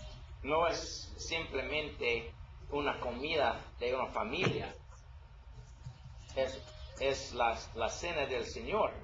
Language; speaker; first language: Spanish; non-native, learner; English